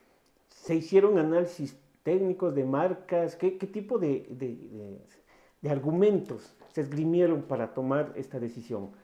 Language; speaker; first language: Spanish; native; Spanish